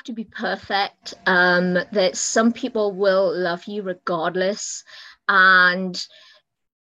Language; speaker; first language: English; native; English